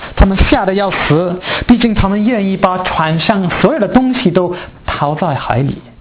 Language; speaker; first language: Chinese; non-native, fluent; English